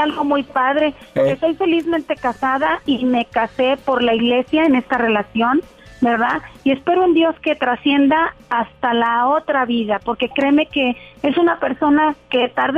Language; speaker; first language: Spanish; native; Spanish